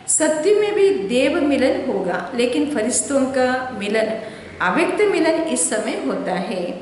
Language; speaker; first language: Hindi; non-native, local second language; Telugu